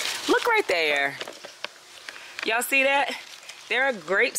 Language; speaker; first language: English; native; English